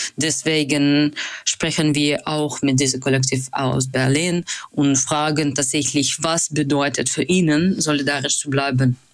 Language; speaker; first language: German; non-native, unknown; Russian